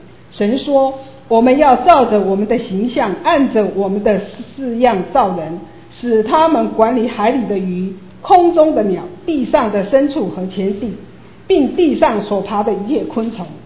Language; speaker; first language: Chinese; native; Chinese